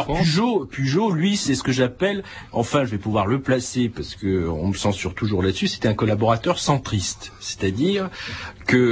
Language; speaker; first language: French; native; French